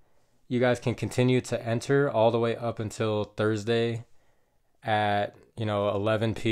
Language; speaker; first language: English; native; English